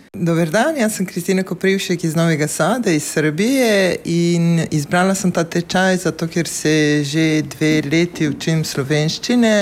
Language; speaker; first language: Slovenian; non-native, learner; Serbian